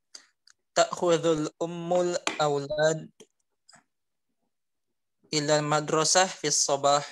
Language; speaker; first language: Arabic; non-native, learner; Indonesian